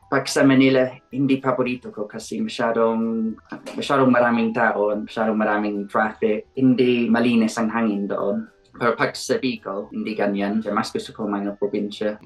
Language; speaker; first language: Filipino; non-native, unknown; English